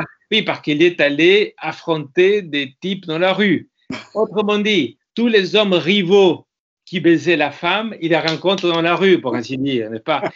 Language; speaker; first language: French; non-native, fluent; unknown